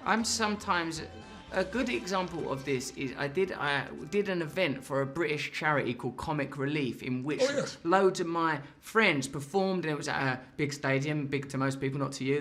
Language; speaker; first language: English; native; English